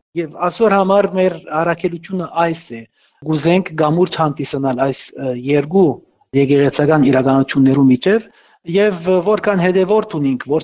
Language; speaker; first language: Armenian; early bilingual, heritage; Armenian